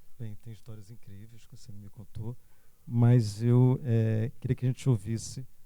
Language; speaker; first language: Portuguese; native; Portuguese